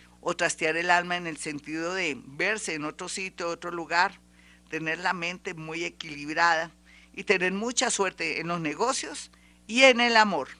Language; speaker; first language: Spanish; native; Spanish